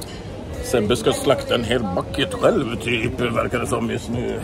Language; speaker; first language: Swedish; native; Swedish